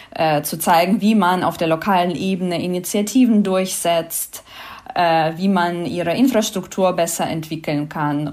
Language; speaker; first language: German; non-native, fluent; Ukrainian